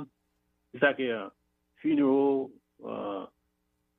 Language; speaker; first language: English; non-native, fluent; Haitian Creole